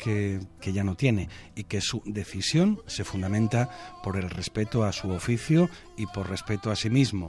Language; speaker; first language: Spanish; native; Spanish